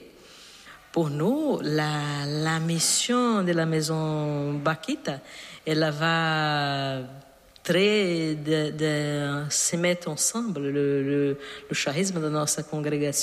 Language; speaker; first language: French; non-native, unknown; Portuguese